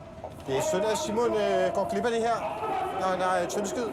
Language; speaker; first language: Danish; native; Danish